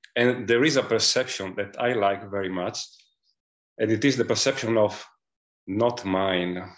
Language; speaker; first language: English; non-native, fluent; Italian